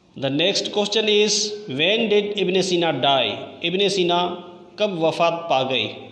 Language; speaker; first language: Urdu; non-native, local second language; Sindhi